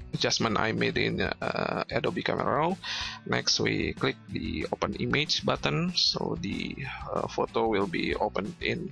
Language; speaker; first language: English; non-native, learner; Indonesian